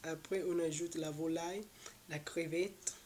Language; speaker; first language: French; non-native, learner; Spanish